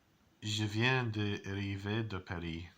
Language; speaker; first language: French; non-native, learner; English